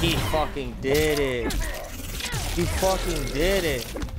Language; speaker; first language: English; early bilingual, other home language; Spanish